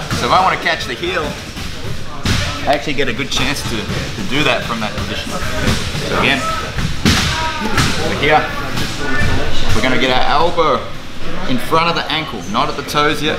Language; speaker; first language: English; native; English